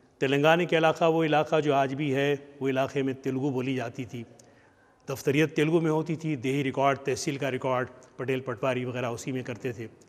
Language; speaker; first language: Urdu; native; Urdu